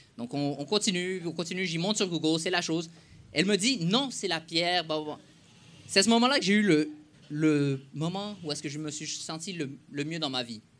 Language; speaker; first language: French; non-native, fluent; Spanish